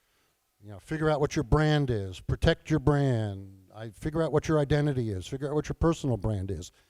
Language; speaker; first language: English; native; English